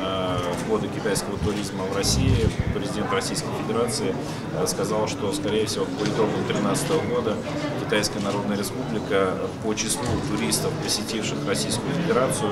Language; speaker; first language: Russian; native; Russian